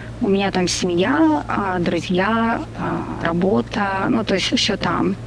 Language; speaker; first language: Russian; native; Russian